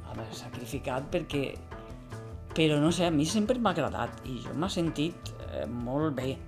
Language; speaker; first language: Catalan; native; Catalan